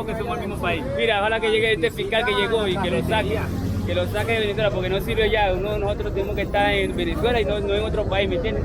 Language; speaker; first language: Spanish; native; Spanish